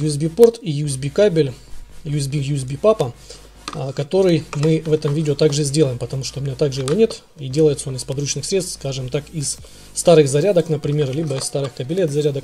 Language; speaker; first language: Russian; native; Russian